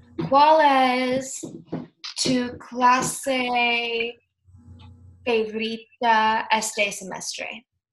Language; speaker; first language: Spanish; non-native, learner; English